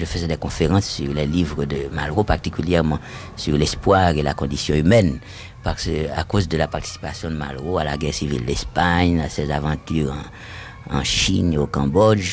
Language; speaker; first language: French; non-native, local second language; Haitian Creole